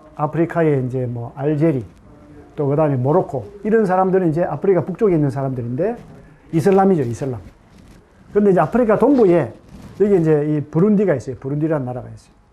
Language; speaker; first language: Korean; native; Korean